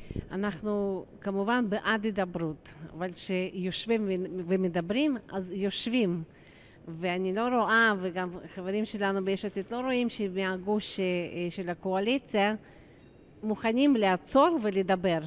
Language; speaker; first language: Hebrew; non-native, fluent; Russian